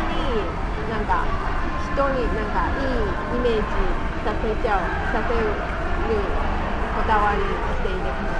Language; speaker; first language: Japanese; non-native, fluent; Chinese